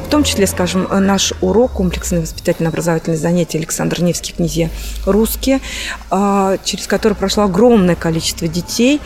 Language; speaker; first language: Russian; native; Russian